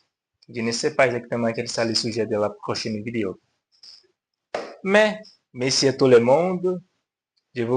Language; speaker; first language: French; non-native, learner; Portuguese